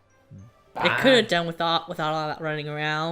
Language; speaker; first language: English; native; English